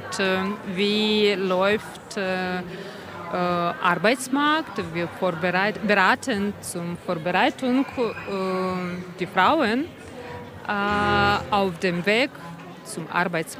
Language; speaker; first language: German; non-native, learner; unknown